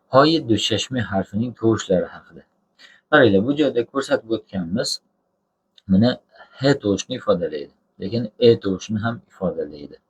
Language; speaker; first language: Uzbek; non-native, local second language; Tajik